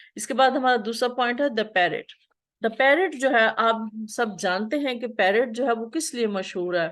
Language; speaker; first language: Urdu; native; Urdu